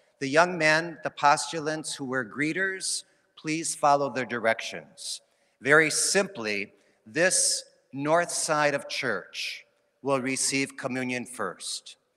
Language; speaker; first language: English; native; English